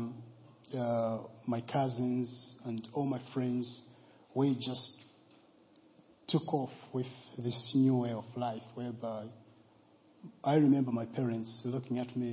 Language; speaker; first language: English; non-native, local second language; Nyanja